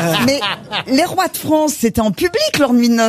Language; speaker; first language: French; native; French